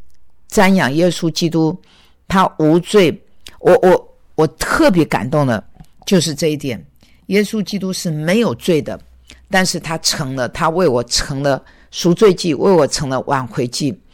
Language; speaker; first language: Chinese; native; Chinese